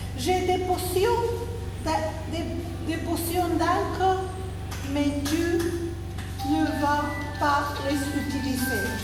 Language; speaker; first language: French; non-native, fluent; Spanish